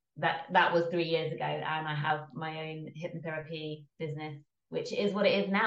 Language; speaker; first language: English; native; English